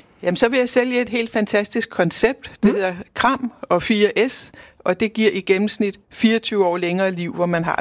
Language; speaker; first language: Danish; native; Danish